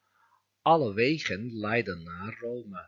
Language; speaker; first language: Dutch; non-native, fluent; Turkish